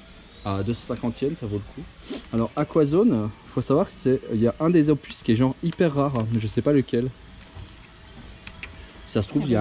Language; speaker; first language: French; native; French